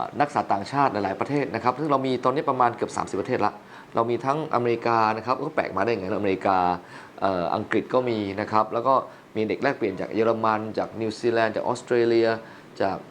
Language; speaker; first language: Thai; native; Thai